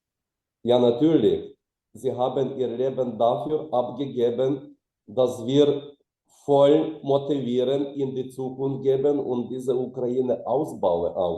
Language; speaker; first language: German; non-native, fluent; Ukrainian